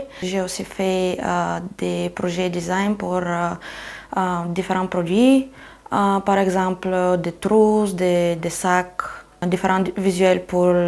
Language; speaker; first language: French; non-native, fluent; Bulgarian